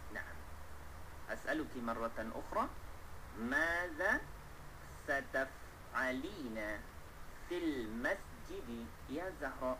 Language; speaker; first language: Arabic; non-native, fluent; Malay